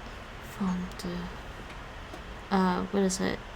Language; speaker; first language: Dutch; non-native, learner; English